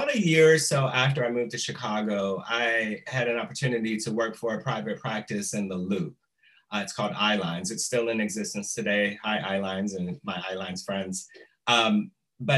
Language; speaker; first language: English; native; English